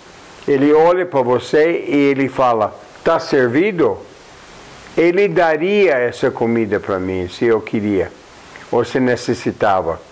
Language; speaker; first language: Portuguese; non-native, fluent; English